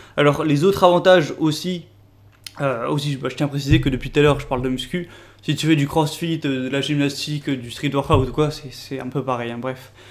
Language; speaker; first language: French; native; French